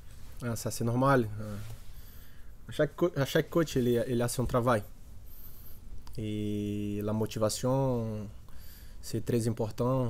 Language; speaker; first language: French; non-native, learner; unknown